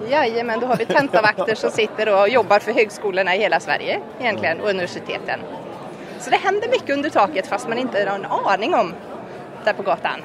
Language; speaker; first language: Swedish; native; Swedish